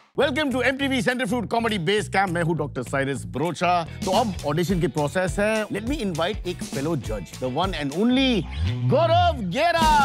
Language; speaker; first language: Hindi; non-native, local second language; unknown